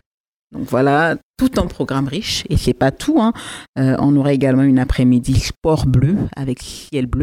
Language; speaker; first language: French; native; French